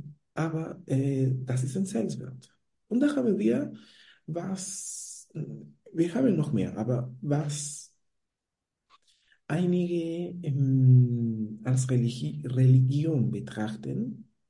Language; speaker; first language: German; non-native, fluent; Spanish